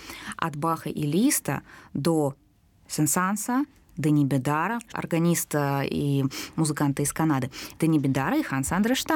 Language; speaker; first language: Russian; native; Russian